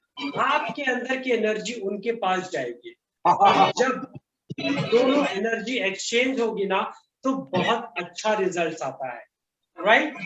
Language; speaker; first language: Hindi; native; Hindi